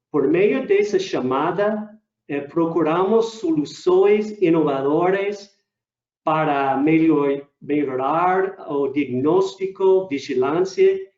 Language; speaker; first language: Portuguese; non-native, fluent; English